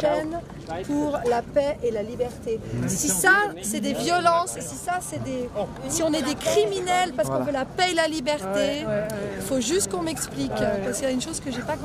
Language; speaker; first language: French; native; French